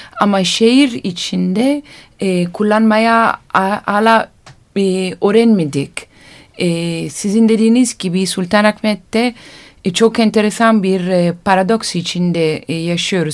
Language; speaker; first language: Turkish; non-native, learner; Italian